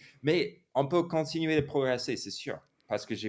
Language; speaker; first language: French; non-native, fluent; English